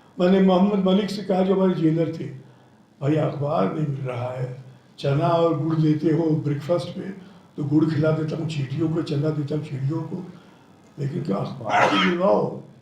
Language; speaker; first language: Hindi; non-native, local second language; Telugu